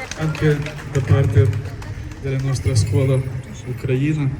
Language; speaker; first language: Italian; non-native, fluent; Ukrainian